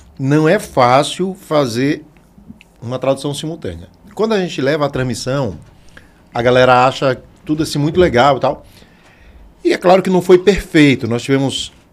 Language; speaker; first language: Portuguese; native; Portuguese